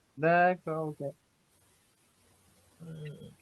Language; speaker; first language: French; native; French